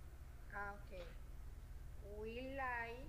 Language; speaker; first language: English; non-native, learner; Spanish